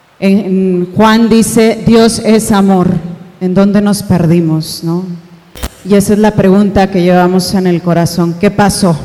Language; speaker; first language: Spanish; native; Spanish